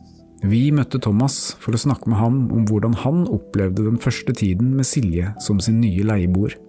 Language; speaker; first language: Norwegian; native; Norwegian